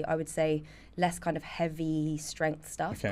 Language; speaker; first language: English; native; English